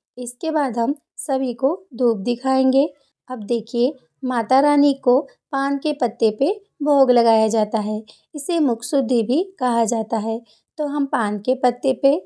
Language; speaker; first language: Hindi; native; Hindi